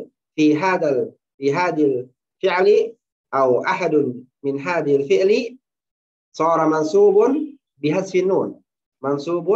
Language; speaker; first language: Arabic; non-native, fluent; Indonesian